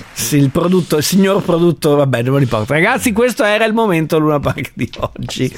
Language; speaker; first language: Italian; native; Italian